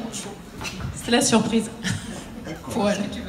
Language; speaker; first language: French; native; French